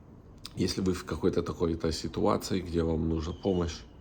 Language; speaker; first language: Russian; early bilingual, heritage; Russian